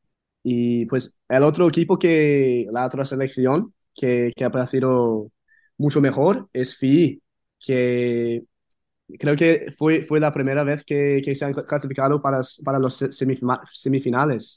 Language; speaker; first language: Spanish; non-native, fluent; English